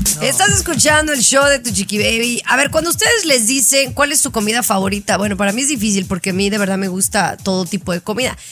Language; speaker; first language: Spanish; native; Spanish